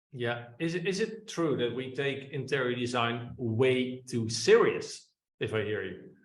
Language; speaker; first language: English; non-native, fluent; Dutch